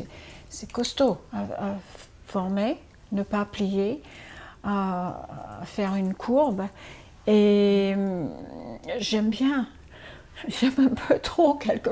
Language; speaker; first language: French; non-native, fluent; English